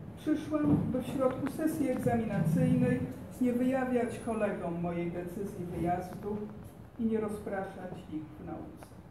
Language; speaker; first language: Polish; native; Polish